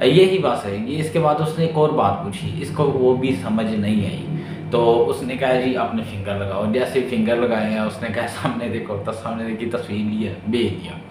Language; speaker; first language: Urdu; non-native, local second language; Punjabi